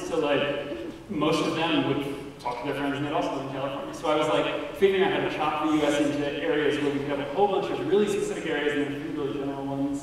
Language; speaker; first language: English; native; English